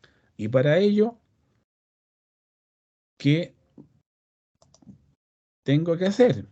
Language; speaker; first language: Spanish; native; Spanish